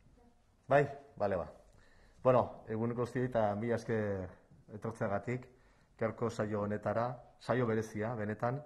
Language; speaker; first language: Basque; native; Basque